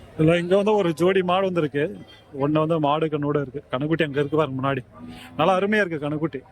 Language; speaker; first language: Tamil; native; Tamil